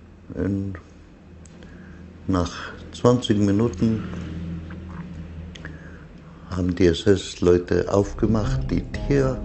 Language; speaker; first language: German; non-native, fluent; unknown